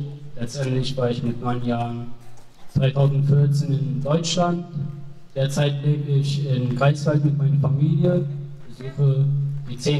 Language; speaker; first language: German; early bilingual, other home language; Persian